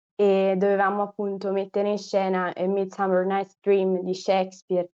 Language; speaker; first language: Italian; native; Italian